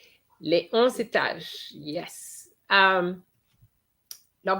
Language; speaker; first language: French; non-native, fluent; English